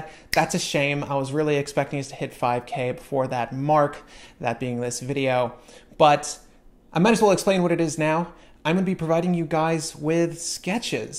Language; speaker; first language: English; native; English